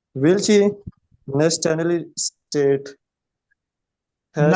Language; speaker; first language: German; non-native, learner; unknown